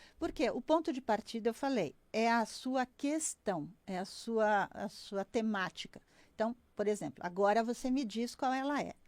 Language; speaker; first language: Portuguese; native; Portuguese